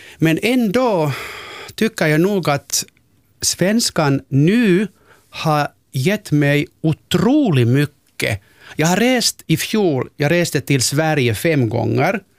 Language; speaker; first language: Swedish; non-native, local second language; Finnish